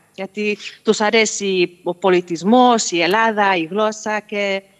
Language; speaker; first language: Greek; early bilingual, heritage; Hungarian